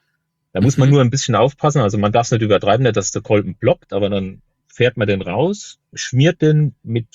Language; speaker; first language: German; native; German